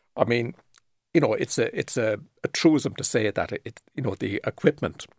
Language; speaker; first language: English; native; English